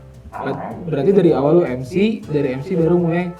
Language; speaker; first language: Indonesian; native; Indonesian